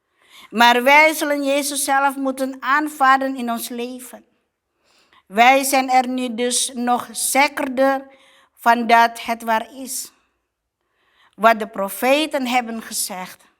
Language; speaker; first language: Dutch; non-native, fluent; Indonesian